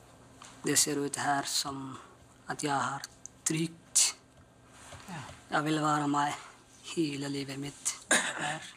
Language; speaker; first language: Norwegian; non-native, learner; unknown